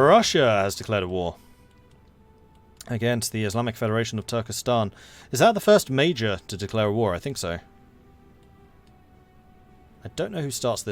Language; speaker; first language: English; native; English